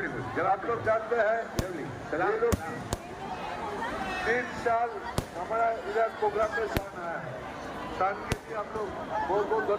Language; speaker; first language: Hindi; non-native, local second language; Bangla